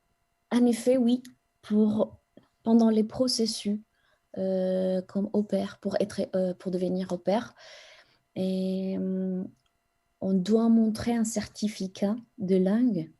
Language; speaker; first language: French; non-native, fluent; Spanish